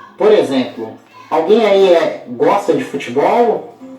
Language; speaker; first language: Portuguese; native; Portuguese